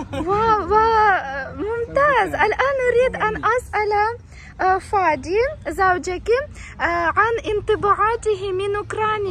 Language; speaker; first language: Arabic; non-native, fluent; Ukrainian